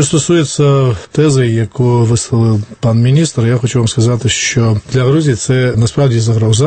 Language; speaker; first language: Ukrainian; non-native, fluent; Georgian